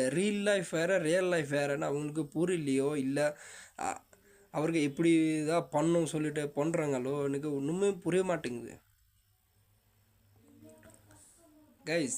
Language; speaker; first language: Tamil; non-native, fluent; Nepali